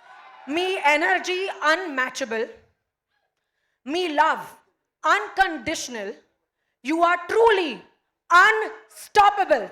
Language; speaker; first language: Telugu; non-native, learner; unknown